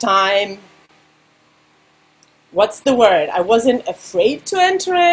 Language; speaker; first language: English; non-native, fluent; Serbian